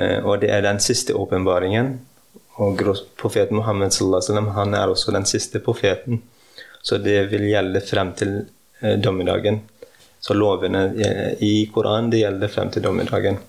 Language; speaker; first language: Norwegian; early bilingual, heritage; Norwegian